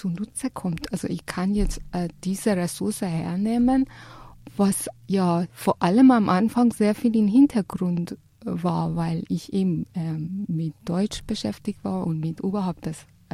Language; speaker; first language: German; non-native, fluent; Persian